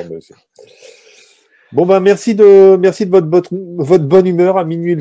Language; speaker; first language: French; native; French